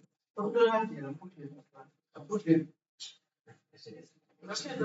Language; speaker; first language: Turkish; non-native, learner; Azerbaijani